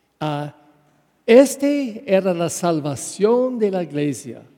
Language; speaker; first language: Spanish; non-native, fluent; English